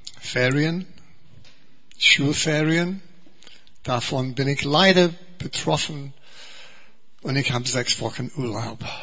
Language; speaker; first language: German; non-native, fluent; English